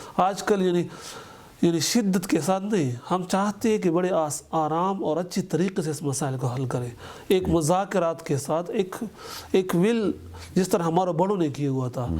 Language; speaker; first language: Urdu; non-native, local second language; Pashto